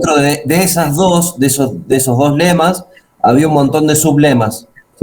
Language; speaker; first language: Spanish; native; Spanish